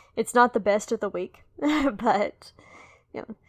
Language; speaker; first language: English; native; English